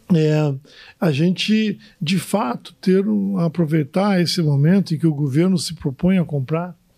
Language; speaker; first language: Portuguese; native; Portuguese